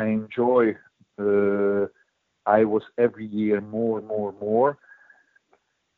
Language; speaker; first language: English; non-native, learner; Hungarian